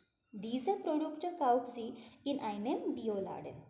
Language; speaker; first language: German; non-native, fluent; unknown